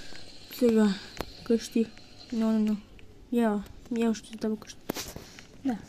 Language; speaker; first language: Bulgarian; early bilingual, heritage; Bulgarian